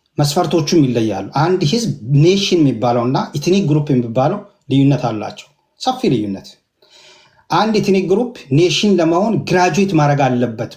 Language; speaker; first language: Amharic; non-native, local second language; Hadiyya